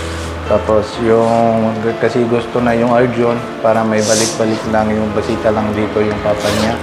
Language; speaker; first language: Filipino; non-native, learner; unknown